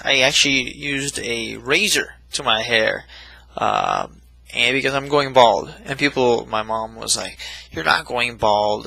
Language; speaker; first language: English; native; English